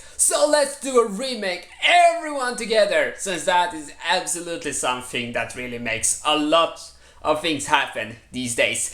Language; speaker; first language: English; non-native, fluent; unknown